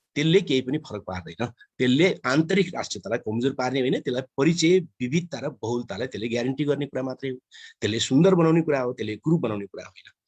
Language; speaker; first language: Nepali; native; Nepali